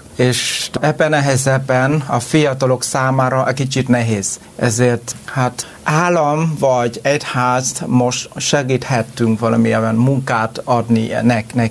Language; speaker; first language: Hungarian; non-native, learner; Vietnamese